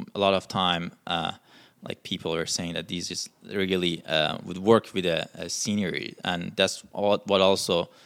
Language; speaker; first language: English; non-native, fluent; Persian